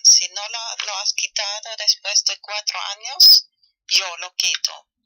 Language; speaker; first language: Spanish; non-native, learner; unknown